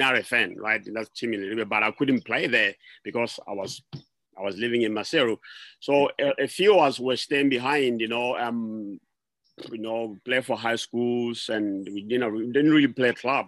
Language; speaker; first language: English; non-native, local second language; Southern Sotho